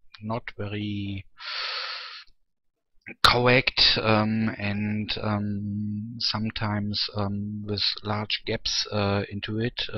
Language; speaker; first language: English; non-native, learner; German